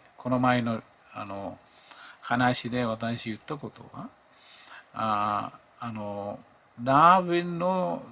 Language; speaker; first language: Japanese; non-native, fluent; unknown